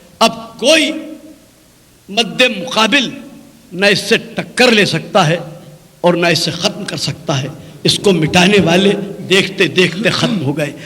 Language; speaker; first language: Urdu; native; Urdu